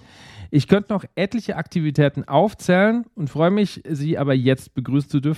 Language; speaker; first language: German; native; German